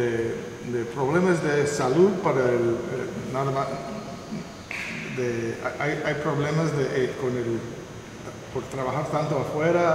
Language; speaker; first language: Spanish; non-native, fluent; English